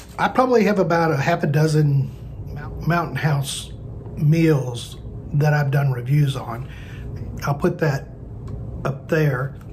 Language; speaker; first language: English; native; English